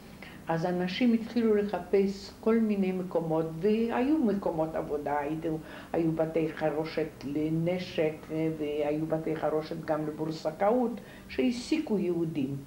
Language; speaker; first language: Hebrew; non-native, fluent; Polish